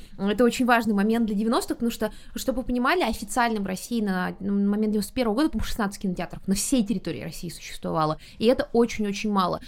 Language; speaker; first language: Russian; native; Russian